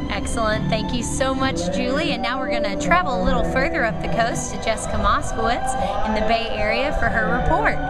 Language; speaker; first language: English; native; English